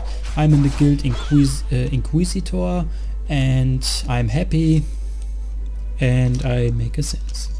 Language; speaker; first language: English; non-native, learner; German